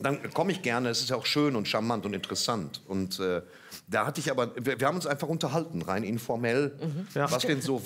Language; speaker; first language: German; native; German